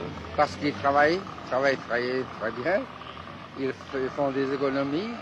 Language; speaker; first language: French; non-native, fluent; Chinese